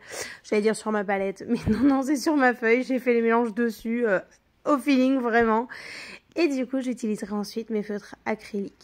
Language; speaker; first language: French; native; French